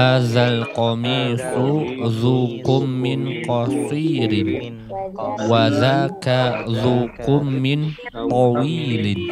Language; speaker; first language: Arabic; non-native, learner; Indonesian